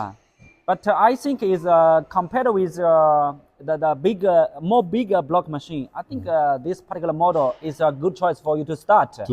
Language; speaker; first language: English; non-native, learner; Chinese